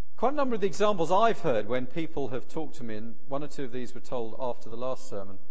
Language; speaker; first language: English; native; English